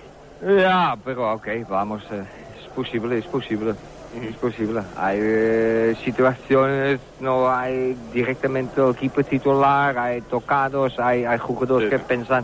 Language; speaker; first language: Spanish; non-native, learner; Dutch